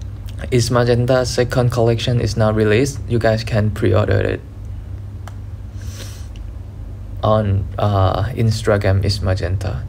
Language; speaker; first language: English; non-native, learner; Thai